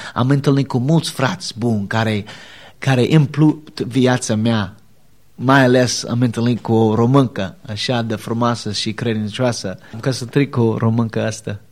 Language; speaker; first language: Romanian; non-native, learner; English